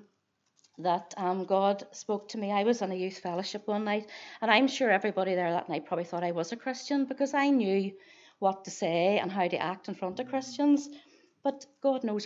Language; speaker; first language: English; native; English